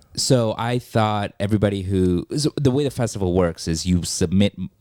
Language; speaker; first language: English; native; English